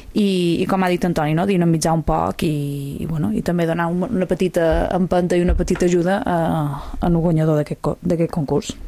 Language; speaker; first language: Catalan; native; Catalan